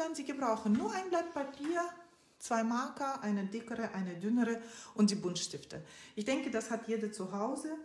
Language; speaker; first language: German; non-native, fluent; Russian